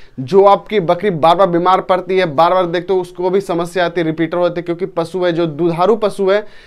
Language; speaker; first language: Hindi; native; Hindi